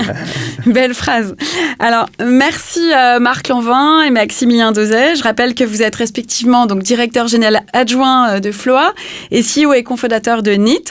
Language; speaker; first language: French; native; French